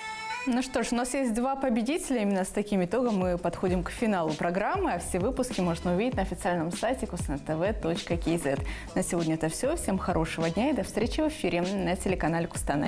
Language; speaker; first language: Russian; native; Russian